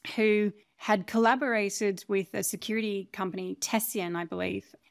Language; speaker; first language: English; native; English